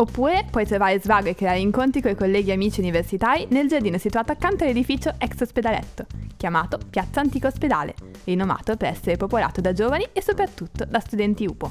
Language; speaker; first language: Italian; native; Italian